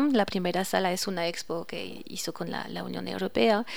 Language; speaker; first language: Spanish; non-native, fluent; French